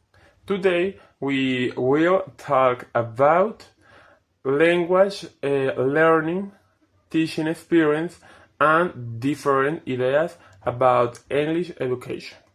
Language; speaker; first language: English; non-native, fluent; Spanish